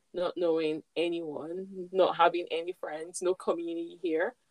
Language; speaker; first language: English; non-native, local second language; Yoruba